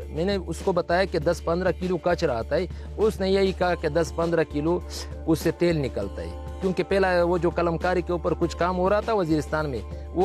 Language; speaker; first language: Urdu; non-native, local second language; Pashto